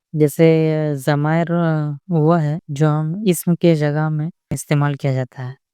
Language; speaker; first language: Urdu; native; Urdu